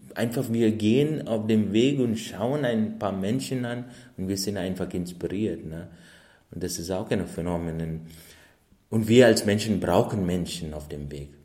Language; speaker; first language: German; non-native, fluent; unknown